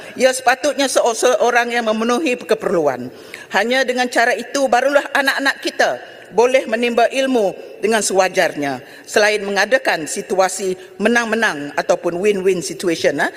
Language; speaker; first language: Malay; native; Malay